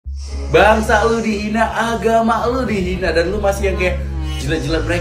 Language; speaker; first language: Indonesian; native; Indonesian